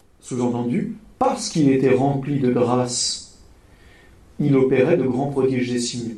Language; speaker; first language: French; native; French